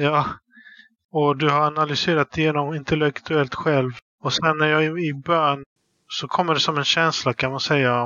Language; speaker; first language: Swedish; early bilingual, other home language; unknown